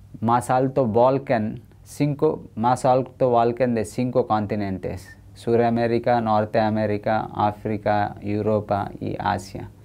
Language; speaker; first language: Spanish; non-native, learner; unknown